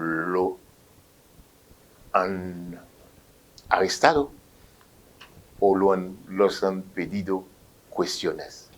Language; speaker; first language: Spanish; non-native, fluent; French